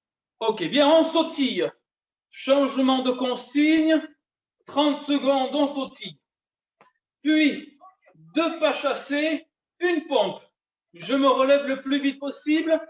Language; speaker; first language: French; native; French